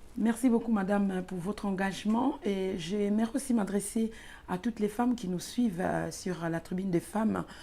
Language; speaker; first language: French; non-native, local second language; Lingala